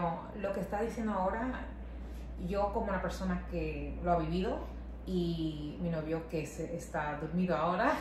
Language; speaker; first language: Spanish; non-native, local second language; English